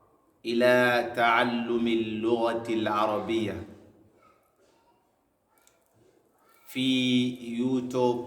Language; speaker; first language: Arabic; non-native, fluent; Hausa